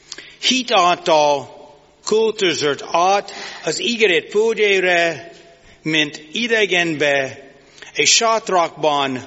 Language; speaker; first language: Hungarian; non-native, fluent; English